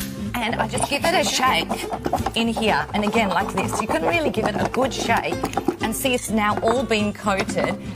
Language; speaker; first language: English; native; English